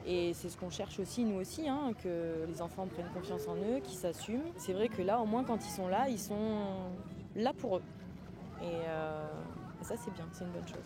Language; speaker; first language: French; native; French